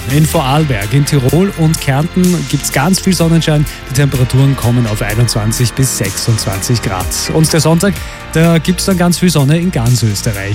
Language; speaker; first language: German; native; German